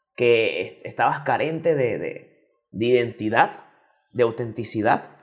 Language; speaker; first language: Spanish; native; Spanish